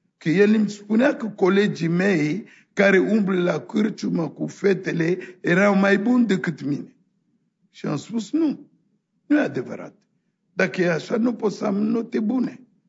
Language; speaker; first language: Romanian; non-native, fluent; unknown